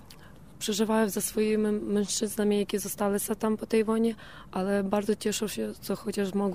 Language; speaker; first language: Polish; non-native, learner; Ukrainian